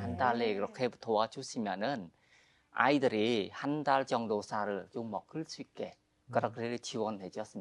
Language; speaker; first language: Korean; non-native, fluent; Khmer